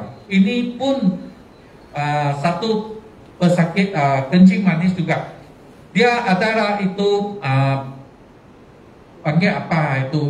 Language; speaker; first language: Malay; non-native, local second language; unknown